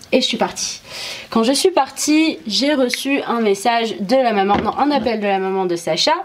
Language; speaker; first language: French; early bilingual, other home language; Arabic